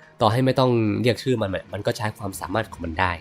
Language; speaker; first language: Thai; native; Thai